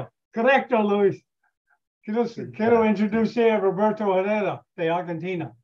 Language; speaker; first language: Spanish; non-native, learner; English